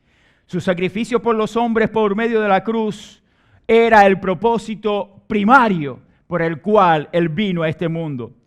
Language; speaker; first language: Spanish; native; Spanish